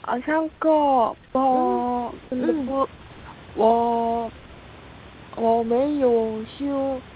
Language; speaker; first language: Chinese; non-native, learner; Korean